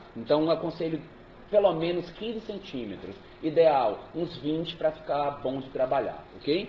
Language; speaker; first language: Portuguese; native; Portuguese